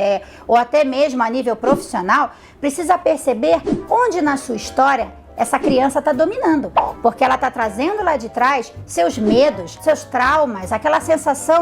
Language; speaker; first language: Portuguese; native; Portuguese